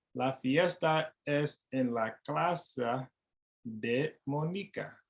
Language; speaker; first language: Spanish; non-native, learner; English